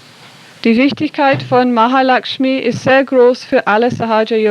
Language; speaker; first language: German; non-native, fluent; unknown